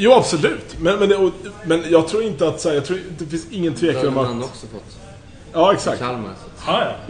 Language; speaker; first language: Swedish; native; Swedish